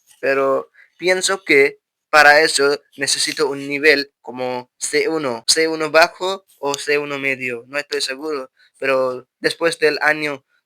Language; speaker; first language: Spanish; non-native, fluent; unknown